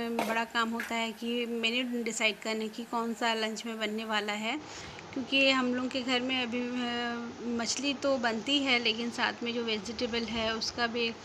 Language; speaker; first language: Hindi; non-native, local second language; Bangla